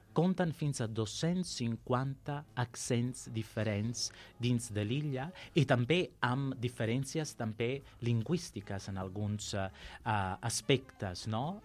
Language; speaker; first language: Catalan; non-native, fluent; Sicilian